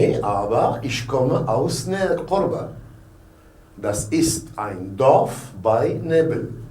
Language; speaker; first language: German; non-native, fluent; Arabic